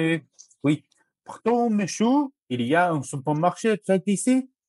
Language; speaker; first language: French; non-native, learner; Chinese